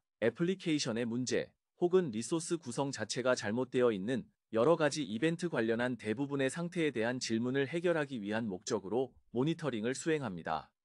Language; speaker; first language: Korean; native; Korean